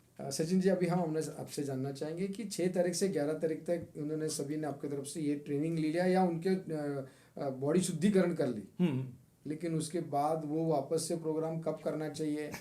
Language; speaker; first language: Hindi; non-native, local second language; Marathi